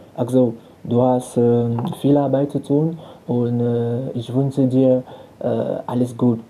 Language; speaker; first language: German; non-native, learner; French